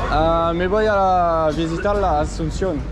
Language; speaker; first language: Spanish; non-native, learner; French